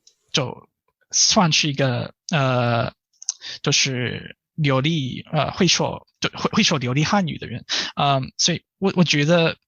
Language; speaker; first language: Chinese; non-native, fluent; English